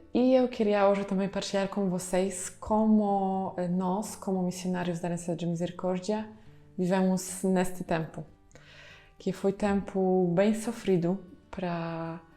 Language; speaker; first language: Portuguese; non-native, fluent; Polish